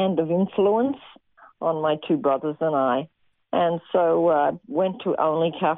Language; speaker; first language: English; native; English